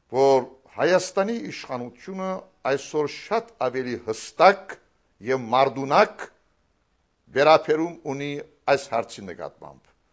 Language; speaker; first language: Armenian; native; Armenian